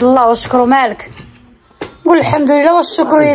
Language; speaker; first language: Arabic; native; Arabic